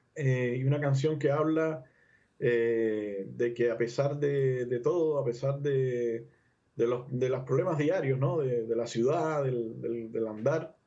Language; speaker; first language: Spanish; native; Spanish